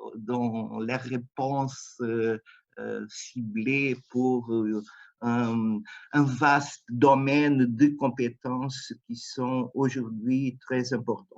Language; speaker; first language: French; non-native, fluent; Portuguese